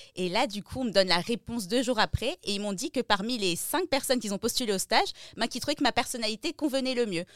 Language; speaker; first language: French; native; French